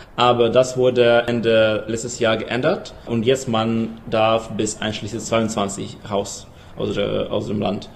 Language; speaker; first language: German; non-native, fluent; Ukrainian